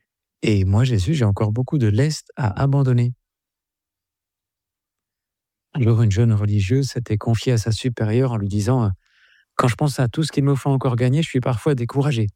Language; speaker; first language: French; native; French